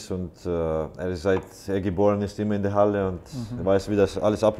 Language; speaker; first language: German; non-native, fluent; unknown